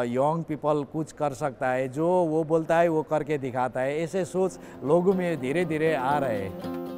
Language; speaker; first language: Hindi; non-native, local second language; Nepali